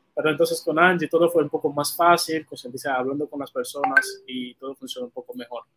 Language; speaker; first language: Spanish; non-native, fluent; Haitian Creole